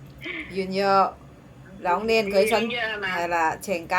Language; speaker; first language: Cantonese; non-native, fluent; Indonesian